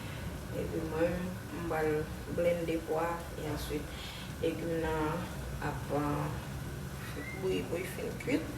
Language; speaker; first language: French; non-native, local second language; Haitian Creole